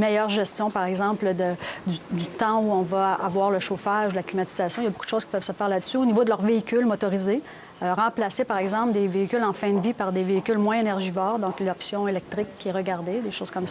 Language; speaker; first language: French; native; French